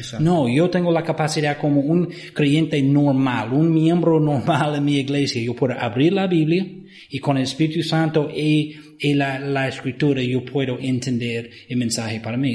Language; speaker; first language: Spanish; non-native, fluent; English